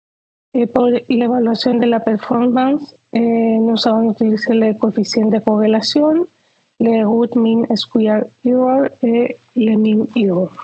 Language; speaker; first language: French; non-native, fluent; Spanish